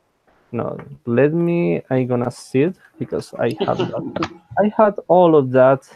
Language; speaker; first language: English; non-native, learner; Spanish